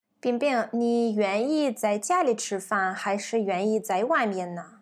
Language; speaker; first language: Chinese; non-native, learner; Russian